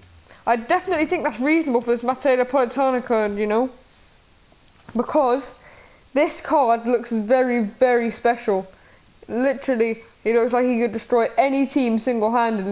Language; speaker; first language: English; native; English